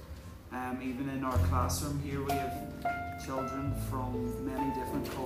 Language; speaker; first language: English; native; English